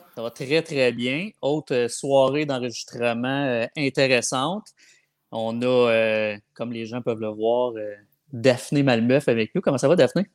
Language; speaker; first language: French; native; French